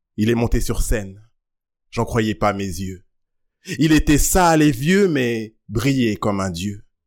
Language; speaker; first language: French; early bilingual, other home language; Lingala